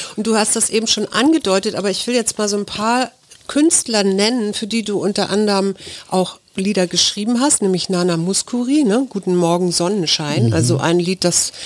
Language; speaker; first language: German; native; German